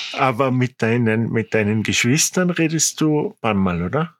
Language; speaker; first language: German; native; German